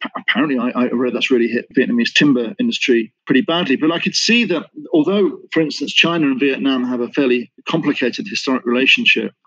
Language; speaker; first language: English; native; English